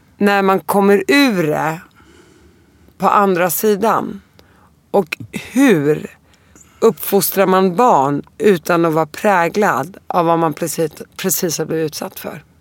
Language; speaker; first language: Swedish; early bilingual, other home language; Arabic